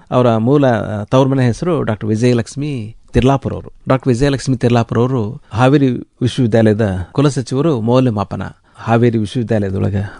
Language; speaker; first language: Kannada; native; Kannada